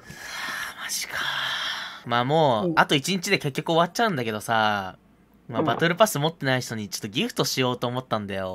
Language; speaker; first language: Japanese; native; Japanese